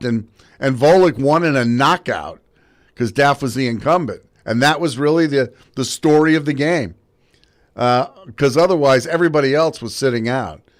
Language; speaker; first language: English; native; English